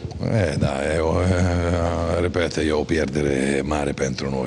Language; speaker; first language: Romanian; non-native, fluent; Italian